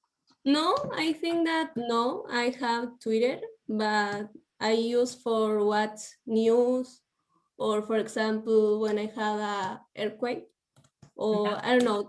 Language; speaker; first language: English; non-native, learner; Spanish